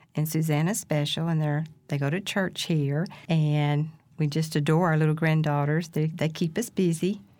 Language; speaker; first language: English; native; English